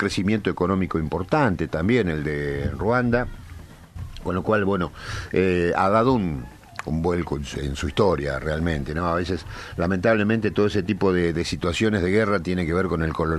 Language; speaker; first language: Spanish; native; Spanish